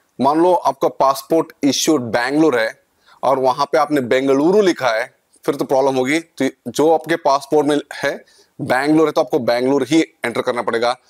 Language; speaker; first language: Hindi; non-native, local second language; Kannada